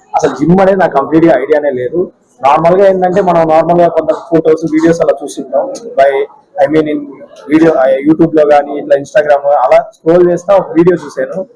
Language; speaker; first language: Telugu; native; Telugu